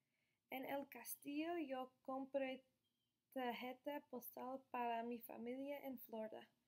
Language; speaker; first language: Spanish; non-native, learner; English